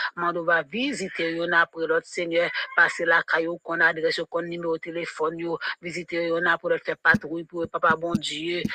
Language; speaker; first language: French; non-native, local second language; Haitian Creole